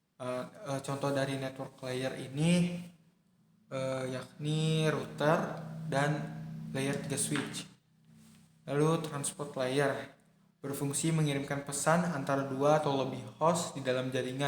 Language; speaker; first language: Indonesian; native; Indonesian